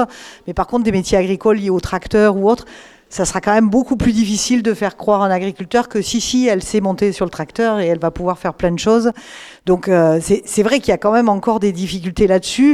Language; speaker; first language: French; native; French